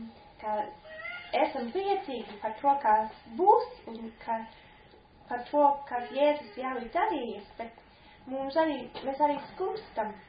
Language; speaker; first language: Latvian; non-native, fluent; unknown